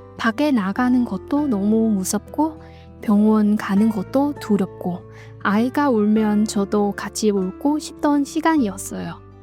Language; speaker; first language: Korean; non-native, fluent; Vietnamese